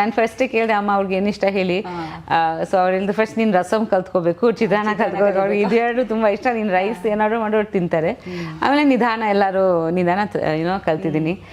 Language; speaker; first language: Kannada; non-native, fluent; Bangla